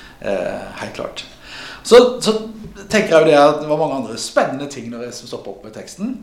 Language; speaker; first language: Norwegian; native; Norwegian